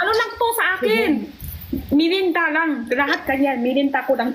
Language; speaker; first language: Filipino; non-native, learner; Chinese